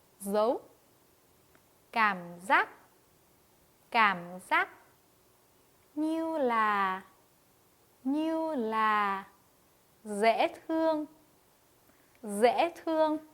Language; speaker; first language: Vietnamese; non-native, fluent; Korean